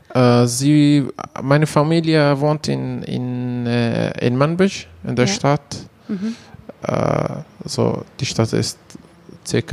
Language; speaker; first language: German; non-native, learner; Arabic